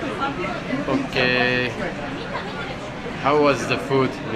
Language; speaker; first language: English; non-native, fluent; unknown